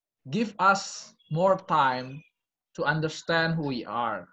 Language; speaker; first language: English; non-native, learner; Indonesian